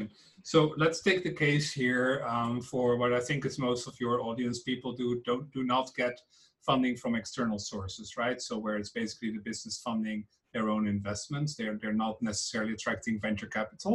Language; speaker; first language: English; non-native, fluent; Dutch